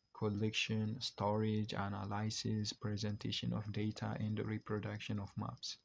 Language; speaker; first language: English; non-native, local second language; Amharic